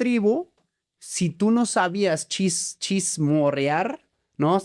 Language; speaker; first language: Spanish; native; Spanish